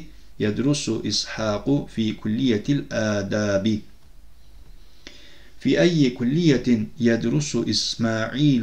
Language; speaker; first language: Arabic; non-native, fluent; Turkish